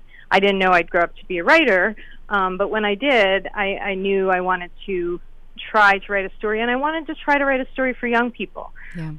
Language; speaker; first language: English; native; English